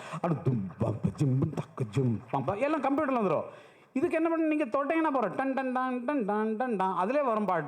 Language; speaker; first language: Tamil; native; Tamil